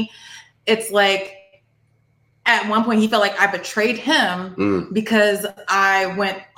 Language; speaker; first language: English; native; English